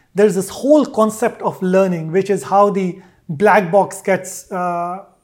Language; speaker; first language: English; non-native, local second language; Hindi